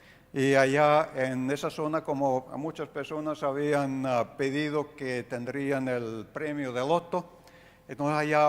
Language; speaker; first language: Spanish; non-native, fluent; Finnish